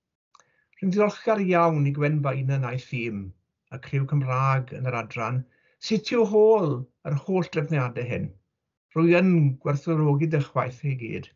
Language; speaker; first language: Welsh; native; Welsh